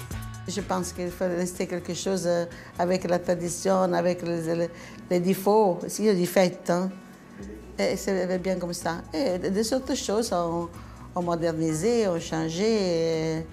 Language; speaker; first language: French; non-native, learner; Italian